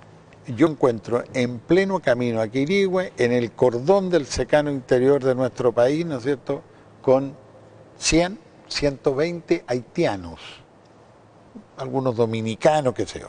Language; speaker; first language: Spanish; native; Spanish